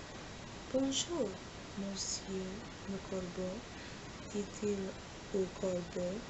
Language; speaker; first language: French; non-native, learner; English